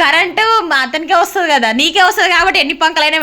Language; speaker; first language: Telugu; native; Telugu